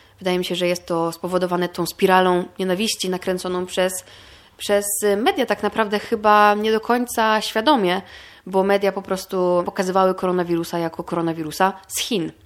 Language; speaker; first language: Polish; native; Polish